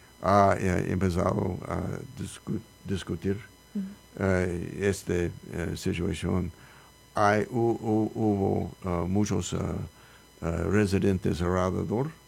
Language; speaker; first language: Spanish; non-native, learner; English